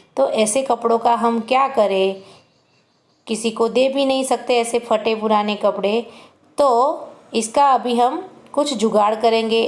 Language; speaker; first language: Hindi; non-native, local second language; Gujarati